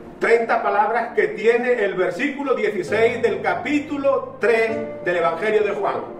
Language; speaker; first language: Spanish; native; Spanish